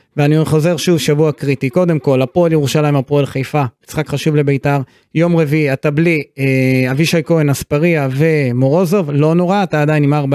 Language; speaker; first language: Hebrew; native; Hebrew